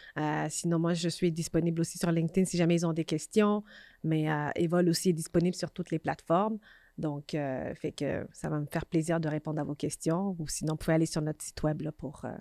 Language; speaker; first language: French; native; French